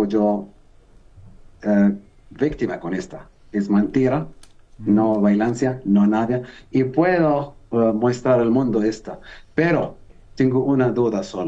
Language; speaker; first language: Spanish; non-native, learner; Arabic